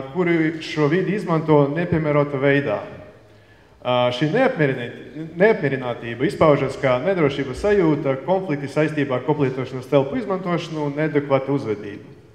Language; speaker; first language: Latvian; non-native, local second language; Russian